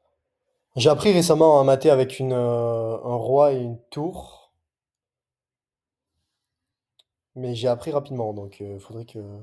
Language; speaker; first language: French; native; French